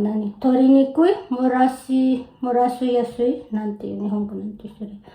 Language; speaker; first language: Japanese; non-native, learner; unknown